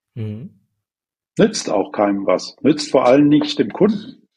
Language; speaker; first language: German; native; German